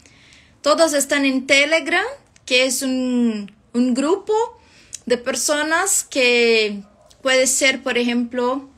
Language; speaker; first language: Spanish; non-native, fluent; Portuguese